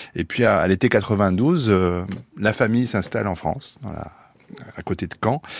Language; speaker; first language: French; native; French